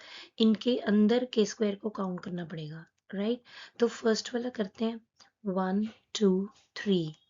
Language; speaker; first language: Hindi; native; Hindi